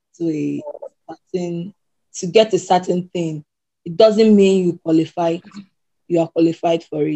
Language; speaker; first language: English; non-native, local second language; Igbo